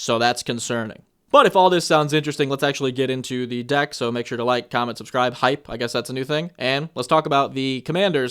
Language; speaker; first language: English; native; English